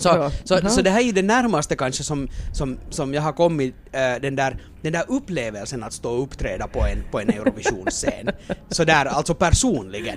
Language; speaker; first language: Swedish; native; Swedish